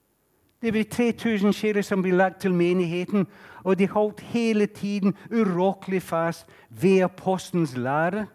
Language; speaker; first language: Norwegian; non-native, fluent; English